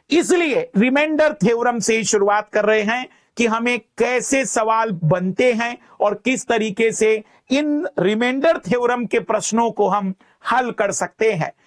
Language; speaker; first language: Hindi; native; Hindi